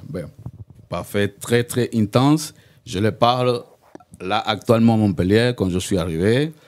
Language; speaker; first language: French; non-native, learner; Spanish